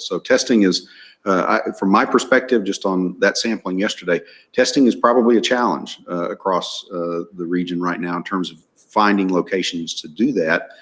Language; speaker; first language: English; native; English